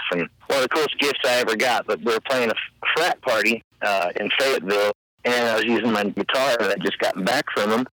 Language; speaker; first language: English; native; English